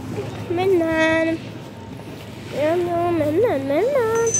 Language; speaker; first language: Finnish; early bilingual, heritage; Finnish